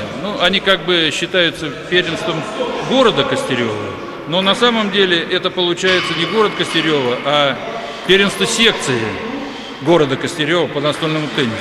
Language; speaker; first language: Russian; native; Russian